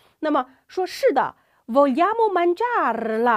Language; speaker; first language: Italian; non-native, fluent; Chinese